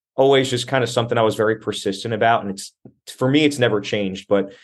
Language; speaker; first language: English; native; English